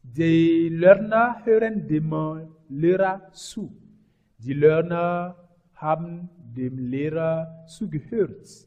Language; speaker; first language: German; non-native, learner; French